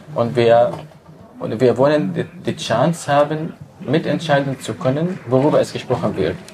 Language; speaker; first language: German; non-native, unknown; Arabic